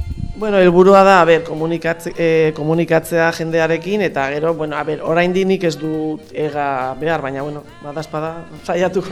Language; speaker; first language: Basque; non-native, local second language; Spanish